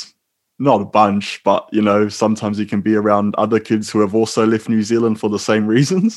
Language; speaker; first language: English; native; English